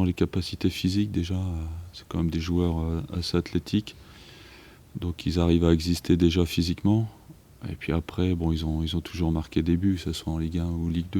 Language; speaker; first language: French; native; French